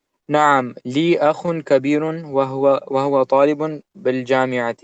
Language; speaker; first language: Arabic; non-native, learner; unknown